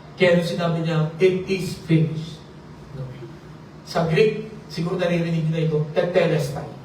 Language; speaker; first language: Filipino; non-native, local second language; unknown